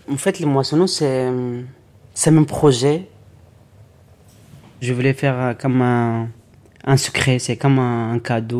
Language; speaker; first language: French; non-native, learner; Arabic